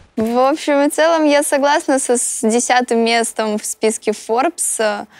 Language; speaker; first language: Russian; native; Russian